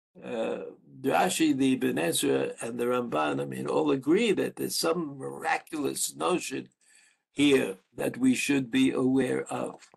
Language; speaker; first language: English; native; English